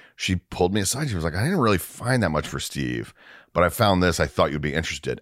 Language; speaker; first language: English; native; English